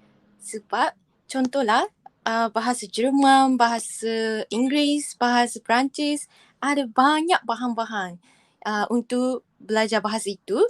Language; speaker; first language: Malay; non-native, fluent; Japanese